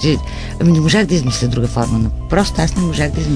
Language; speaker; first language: Bulgarian; native; Bulgarian